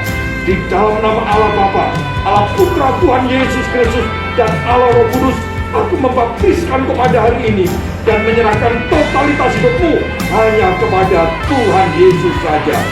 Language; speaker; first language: Indonesian; native; Indonesian